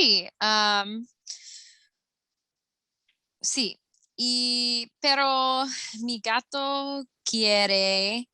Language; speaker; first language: Spanish; non-native, learner; English